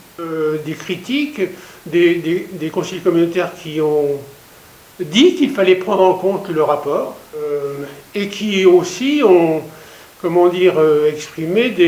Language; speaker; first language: French; native; French